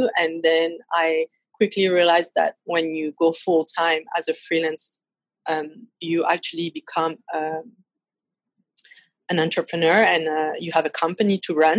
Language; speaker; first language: English; non-native, fluent; French